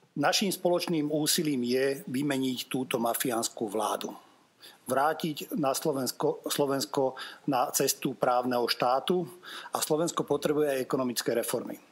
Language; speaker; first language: Slovak; non-native, local second language; Hungarian